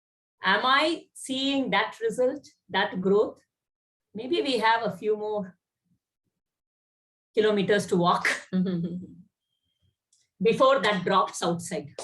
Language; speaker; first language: English; non-native, local second language; Kannada